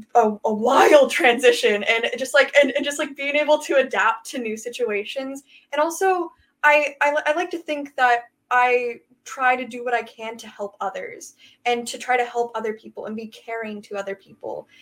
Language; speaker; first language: English; native; English